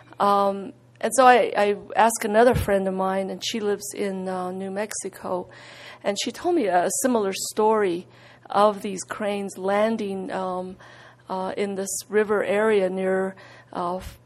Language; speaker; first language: English; native; English